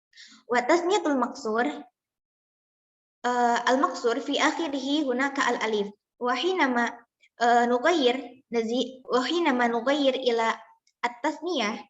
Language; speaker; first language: Arabic; non-native, learner; Indonesian